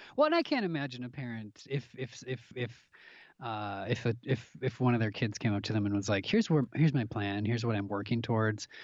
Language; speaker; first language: English; native; English